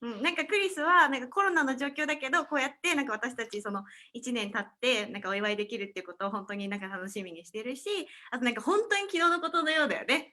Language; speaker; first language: Japanese; native; Japanese